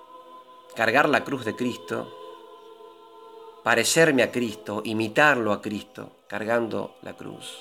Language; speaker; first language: Spanish; native; Spanish